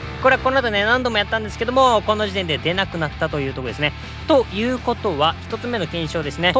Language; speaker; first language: Japanese; native; Japanese